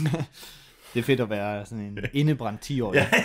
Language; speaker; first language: Danish; native; Danish